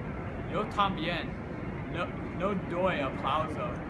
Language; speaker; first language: Spanish; non-native, learner; English